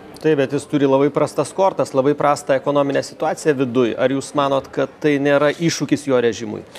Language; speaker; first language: Lithuanian; native; Lithuanian